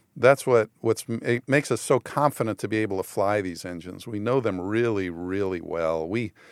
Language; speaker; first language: English; native; English